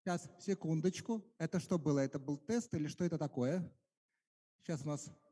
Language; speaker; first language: Russian; native; Russian